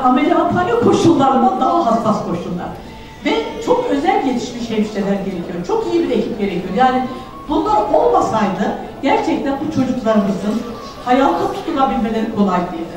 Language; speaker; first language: Turkish; native; Turkish